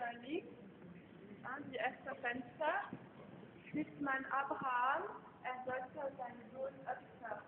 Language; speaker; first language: German; non-native, fluent; French